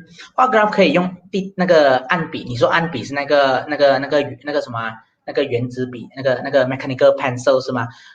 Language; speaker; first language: Chinese; native; Chinese